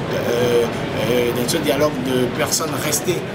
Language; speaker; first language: French; non-native, local second language; Fon